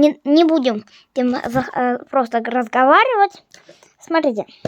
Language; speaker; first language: Russian; non-native, fluent; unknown